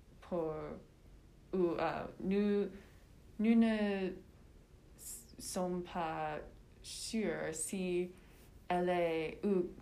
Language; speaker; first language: French; non-native, learner; English